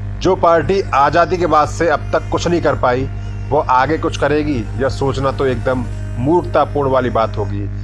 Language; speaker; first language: Hindi; native; Hindi